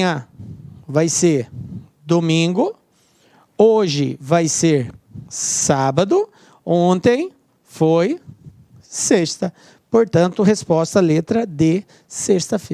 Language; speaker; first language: Portuguese; native; Portuguese